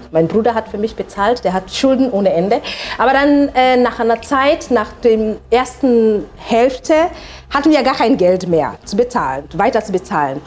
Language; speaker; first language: German; non-native, fluent; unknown